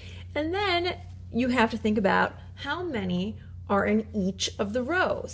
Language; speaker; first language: English; native; English